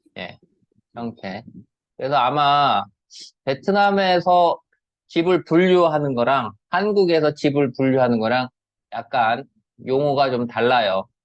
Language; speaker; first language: Korean; native; Korean